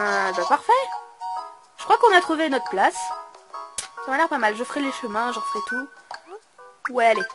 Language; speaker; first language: French; native; French